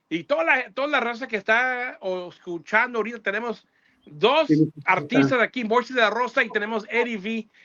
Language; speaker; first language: Spanish; early bilingual, other home language; English